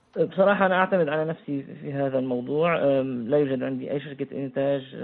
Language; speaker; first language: Arabic; native; Arabic